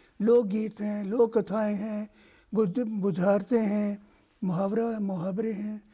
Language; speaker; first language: Hindi; non-native, local second language; Dogri